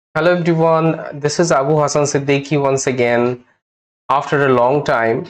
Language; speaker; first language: English; non-native, local second language; Bangla